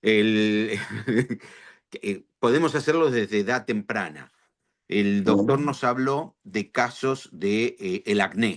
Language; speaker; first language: Spanish; native; Spanish